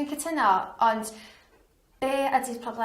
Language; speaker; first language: Welsh; non-native, learner; English